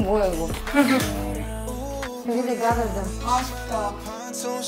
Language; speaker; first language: Korean; non-native, learner; Greek